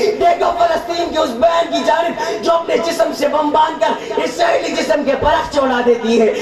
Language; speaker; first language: Urdu; non-native, local second language; Pashto